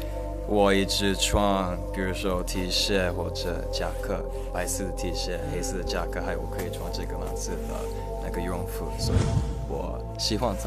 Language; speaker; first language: Chinese; non-native, learner; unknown